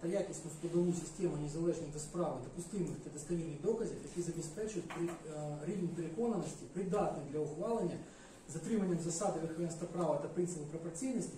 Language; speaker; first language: Ukrainian; non-native, local second language; Russian